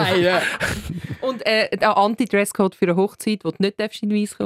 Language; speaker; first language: German; native; German